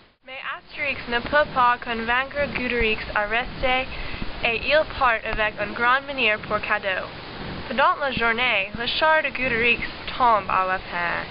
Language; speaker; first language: French; non-native, learner; English